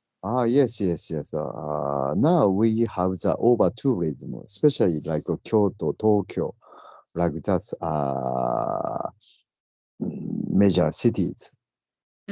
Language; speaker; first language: English; non-native, learner; Japanese